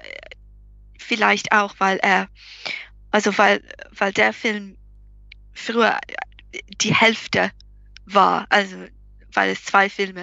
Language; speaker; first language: German; non-native, fluent; English